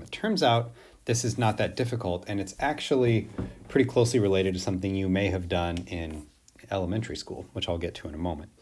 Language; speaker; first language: English; native; English